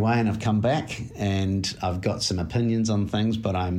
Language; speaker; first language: English; native; English